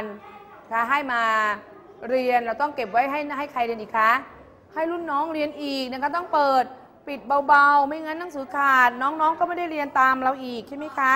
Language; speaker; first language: Thai; native; Thai